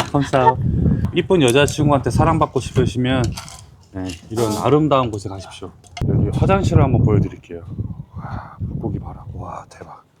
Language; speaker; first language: Korean; native; Korean